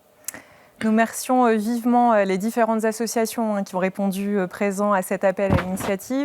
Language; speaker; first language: French; native; French